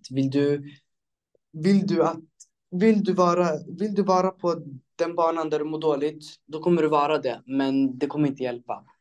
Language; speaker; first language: Swedish; early bilingual, other home language; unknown